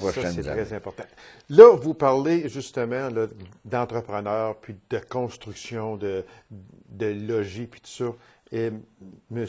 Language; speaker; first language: French; native; French